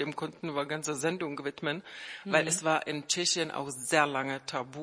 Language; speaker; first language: German; non-native, fluent; Czech